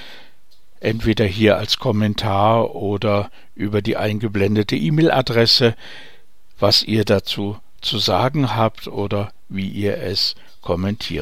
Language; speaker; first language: German; native; German